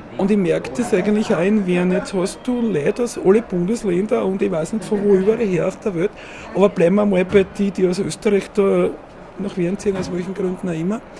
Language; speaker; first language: German; native; German